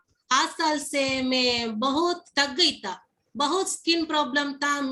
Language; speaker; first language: Hindi; non-native, local second language; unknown